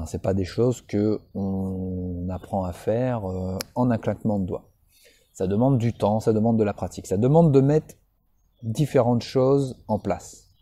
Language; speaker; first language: French; native; French